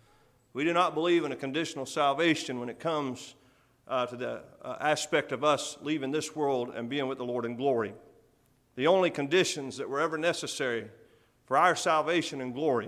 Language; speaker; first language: English; native; English